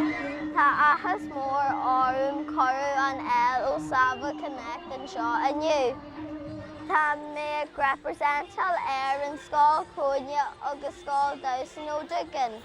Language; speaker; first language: Irish; non-native, learner; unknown